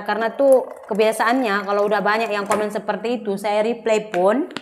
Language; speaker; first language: Malay; native; Malay